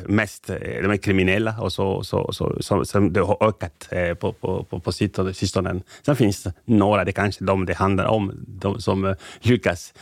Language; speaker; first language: Swedish; non-native, fluent; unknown